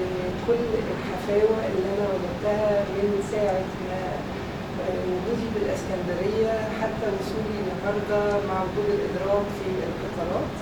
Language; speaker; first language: Arabic; native; Arabic